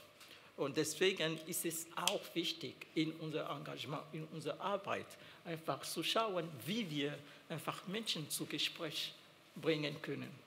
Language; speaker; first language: German; non-native, fluent; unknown